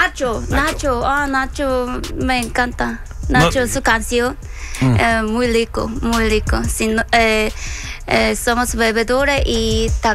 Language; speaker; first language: Spanish; non-native, learner; Korean